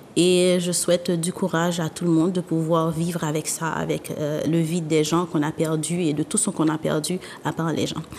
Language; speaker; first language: French; non-native, local second language; Haitian Creole